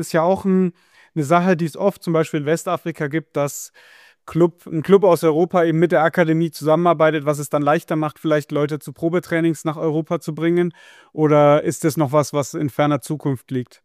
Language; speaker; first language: German; native; German